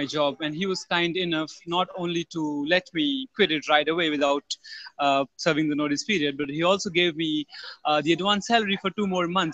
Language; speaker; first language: English; non-native, local second language; Hindi